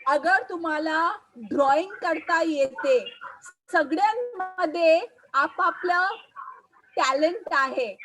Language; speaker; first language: Marathi; non-native, local second language; Hindi